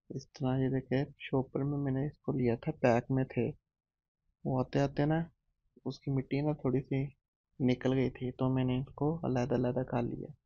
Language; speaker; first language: Urdu; non-native, local second language; Punjabi